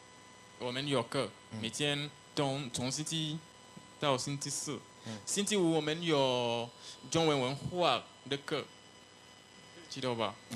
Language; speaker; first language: Chinese; non-native, learner; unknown